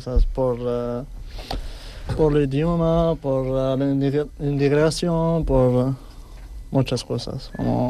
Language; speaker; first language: Spanish; non-native, learner; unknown